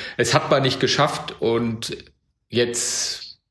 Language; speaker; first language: German; native; German